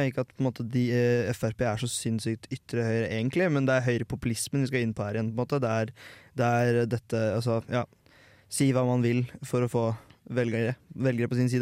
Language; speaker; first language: Norwegian; native; Norwegian